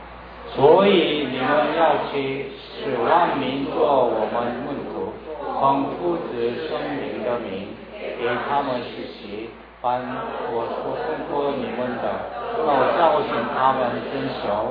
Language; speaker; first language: Chinese; non-native, learner; Korean